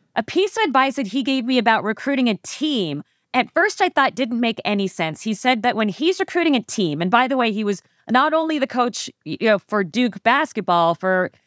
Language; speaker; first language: English; native; English